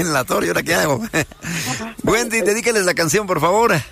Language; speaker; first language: Spanish; native; Spanish